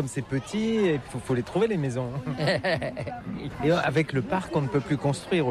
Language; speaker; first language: French; native; French